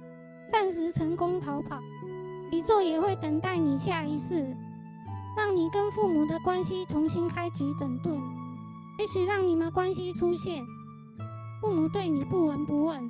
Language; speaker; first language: Chinese; native; Chinese